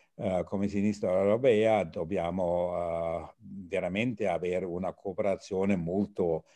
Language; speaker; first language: Italian; non-native, fluent; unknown